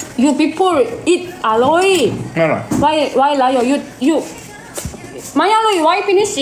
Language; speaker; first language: English; non-native, learner; Korean